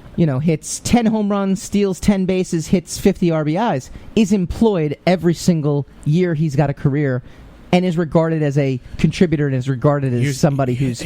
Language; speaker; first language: English; native; English